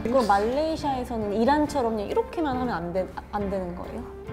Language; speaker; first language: Korean; native; Korean